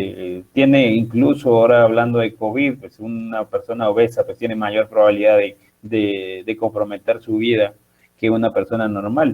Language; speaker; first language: Spanish; native; Spanish